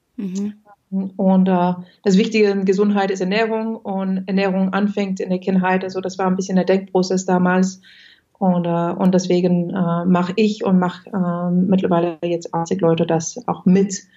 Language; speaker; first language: German; non-native, fluent; French